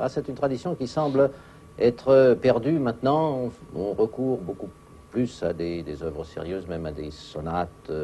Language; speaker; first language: French; native; French